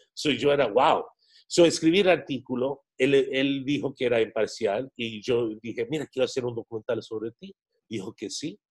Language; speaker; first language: Spanish; non-native, fluent; English